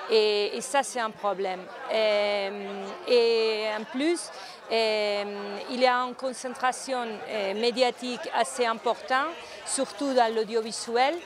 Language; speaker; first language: French; non-native, fluent; Spanish